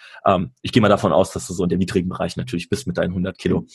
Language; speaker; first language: German; native; German